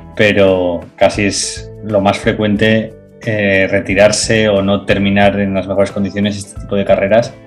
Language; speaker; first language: Spanish; native; Spanish